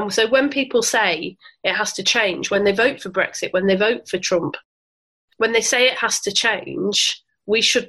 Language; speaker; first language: English; native; English